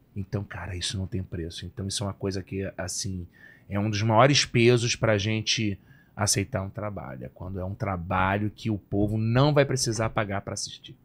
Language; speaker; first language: Portuguese; native; Portuguese